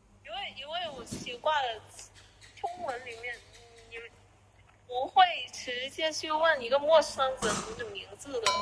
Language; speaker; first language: Chinese; non-native, fluent; Vietnamese